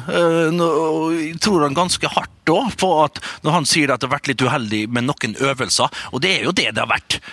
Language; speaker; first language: Norwegian; native; Norwegian